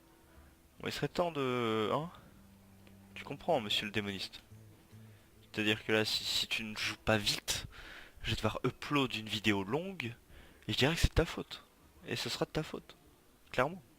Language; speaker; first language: French; native; French